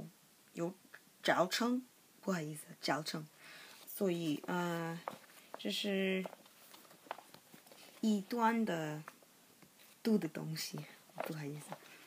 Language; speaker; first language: Chinese; non-native, learner; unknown